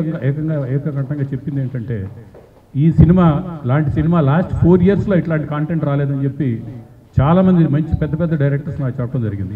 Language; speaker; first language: Telugu; native; Telugu